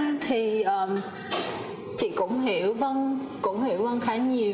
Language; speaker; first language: Vietnamese; native; Vietnamese